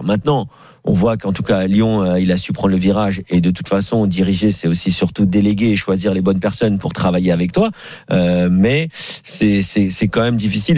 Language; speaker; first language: French; native; French